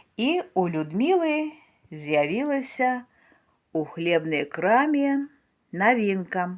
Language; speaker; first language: Belarusian; native; Belarusian